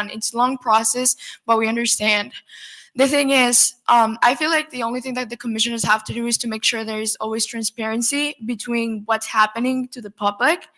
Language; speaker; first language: English; non-native, fluent; Spanish